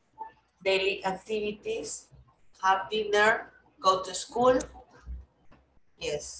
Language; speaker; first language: English; non-native, learner; Spanish